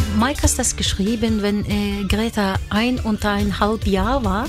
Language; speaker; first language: German; non-native, fluent; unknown